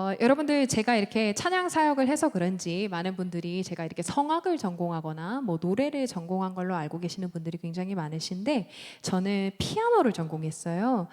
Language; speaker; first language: Korean; early bilingual, heritage; Korean